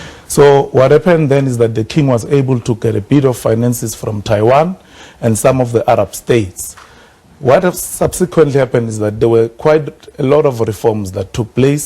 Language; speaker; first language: English; non-native, local second language; Swati